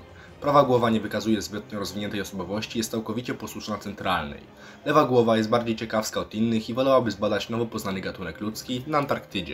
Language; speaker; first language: Polish; native; Polish